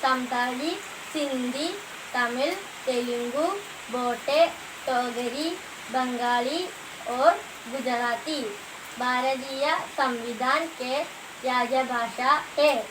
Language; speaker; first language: Hindi; non-native, local second language; Malayalam